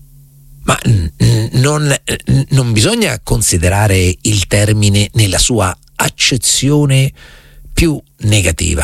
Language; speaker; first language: Italian; native; Italian